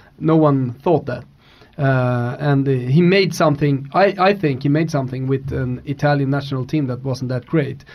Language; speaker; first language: English; non-native, fluent; Swedish